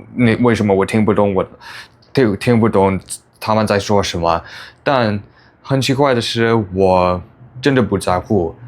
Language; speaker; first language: Chinese; non-native, fluent; English